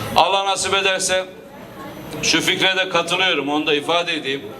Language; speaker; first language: Turkish; native; Turkish